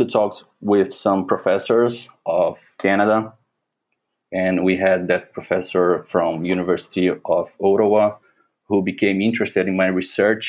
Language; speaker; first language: English; non-native, fluent; Portuguese